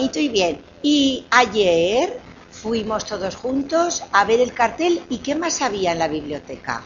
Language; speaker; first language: Spanish; native; Spanish